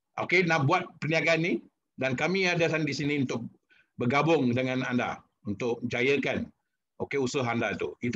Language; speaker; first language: Malay; non-native, local second language; Tamil